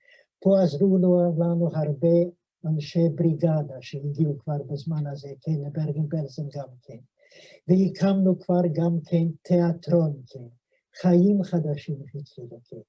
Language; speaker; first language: Hebrew; non-native, fluent; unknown